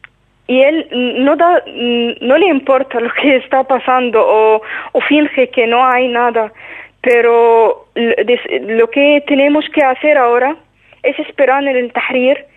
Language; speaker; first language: Spanish; non-native, fluent; Arabic